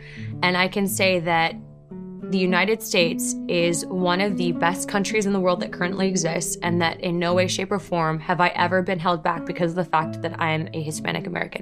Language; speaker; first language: English; native; English